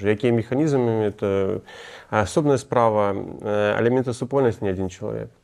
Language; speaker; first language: Belarusian; non-native, local second language; Russian